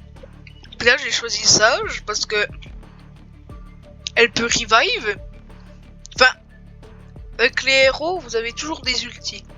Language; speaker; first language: French; native; French